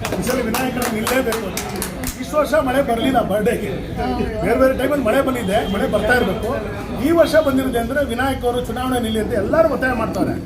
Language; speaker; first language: Kannada; non-native, local second language; Tamil